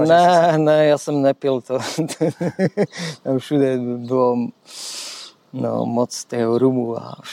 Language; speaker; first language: Czech; non-native, learner; Polish